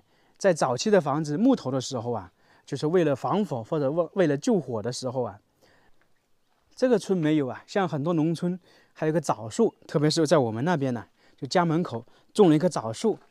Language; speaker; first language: Chinese; native; Chinese